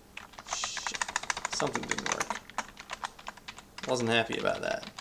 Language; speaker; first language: English; native; English